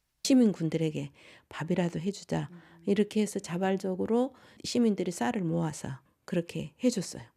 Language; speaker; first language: Korean; native; Korean